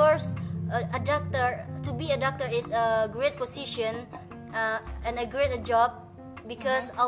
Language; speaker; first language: English; non-native, fluent; Indonesian